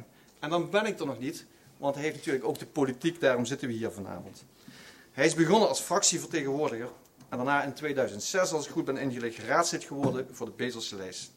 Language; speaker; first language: Dutch; native; Dutch